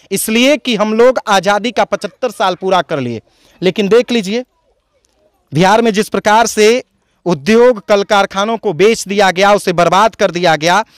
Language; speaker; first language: Hindi; native; Hindi